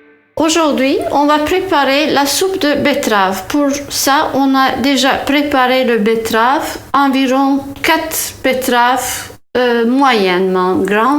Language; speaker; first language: French; non-native, fluent; Turkish